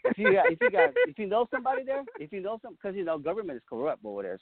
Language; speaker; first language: English; non-native, local second language; Pampanga